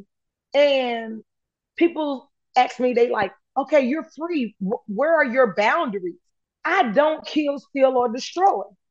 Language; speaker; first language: English; native; English